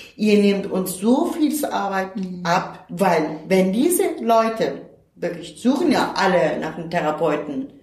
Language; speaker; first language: German; non-native, fluent; Turkish